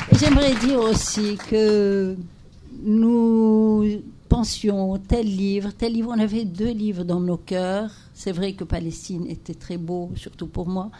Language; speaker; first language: French; non-native, local second language; Arabic